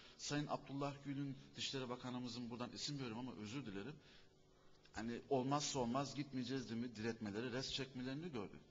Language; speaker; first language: Turkish; native; Turkish